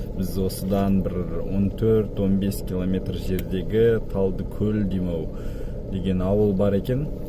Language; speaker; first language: Kazakh; non-native, local second language; Russian